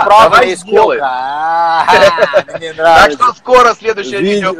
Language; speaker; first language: Russian; native; Russian